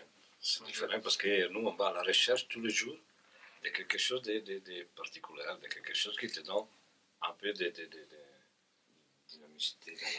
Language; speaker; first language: French; non-native, fluent; Italian